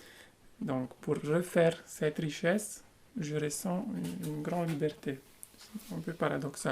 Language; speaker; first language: French; non-native, fluent; Romanian